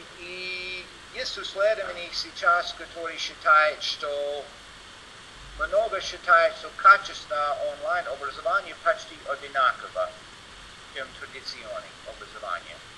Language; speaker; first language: Russian; non-native, learner; English